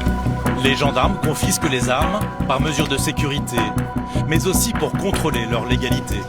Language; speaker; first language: French; native; French